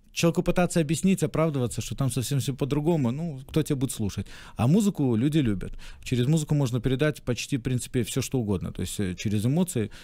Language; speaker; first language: Russian; native; Russian